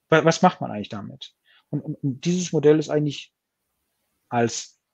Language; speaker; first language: German; non-native, fluent; Danish